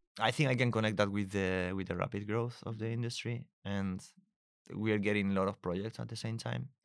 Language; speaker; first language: English; non-native, fluent; Spanish